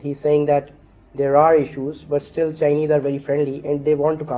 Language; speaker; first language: English; non-native, fluent; Urdu